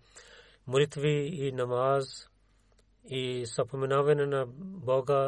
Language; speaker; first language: Bulgarian; non-native, learner; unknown